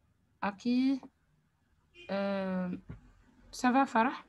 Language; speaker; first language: French; non-native, fluent; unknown